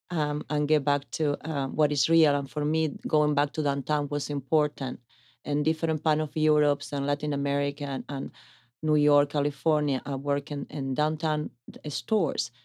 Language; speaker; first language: English; non-native, fluent; Italian